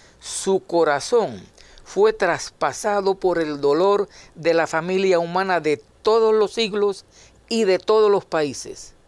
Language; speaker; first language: Spanish; native; Spanish